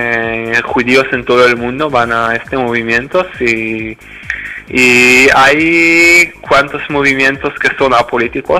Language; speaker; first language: Spanish; non-native, fluent; Hebrew